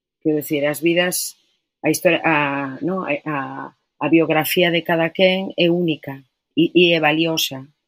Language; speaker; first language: Galician; non-native, local second language; Spanish